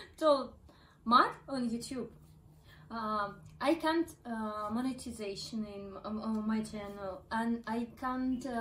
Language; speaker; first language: English; non-native, learner; Russian